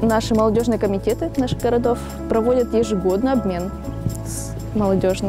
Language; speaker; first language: Russian; native; Russian